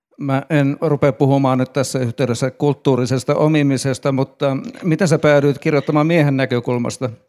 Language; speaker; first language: Finnish; native; Finnish